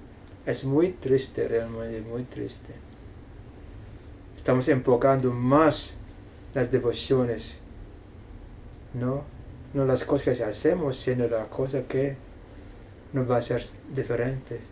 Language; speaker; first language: Spanish; non-native, fluent; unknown